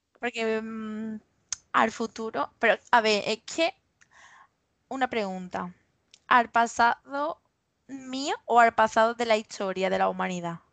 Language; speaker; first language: Spanish; native; Spanish